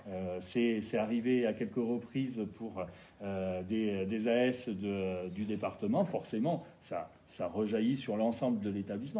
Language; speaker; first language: French; native; French